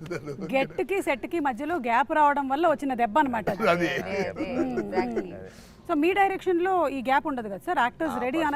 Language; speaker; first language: Telugu; native; Telugu